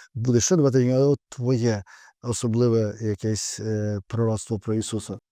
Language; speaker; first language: Ukrainian; native; Ukrainian